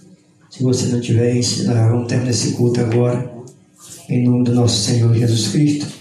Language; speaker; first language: Portuguese; native; Portuguese